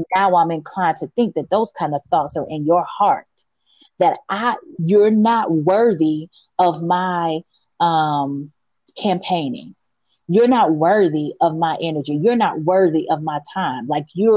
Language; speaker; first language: English; native; English